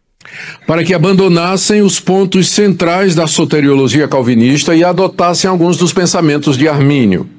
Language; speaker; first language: Portuguese; native; Portuguese